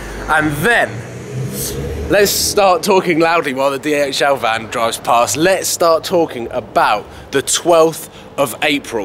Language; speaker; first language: English; native; English